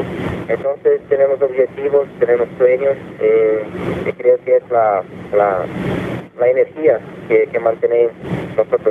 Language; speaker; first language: Spanish; non-native, fluent; Portuguese